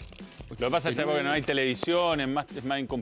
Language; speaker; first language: Spanish; native; Spanish